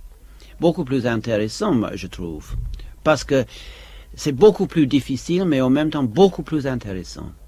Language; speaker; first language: French; non-native, fluent; English